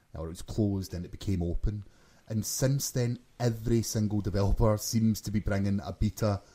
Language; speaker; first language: English; native; English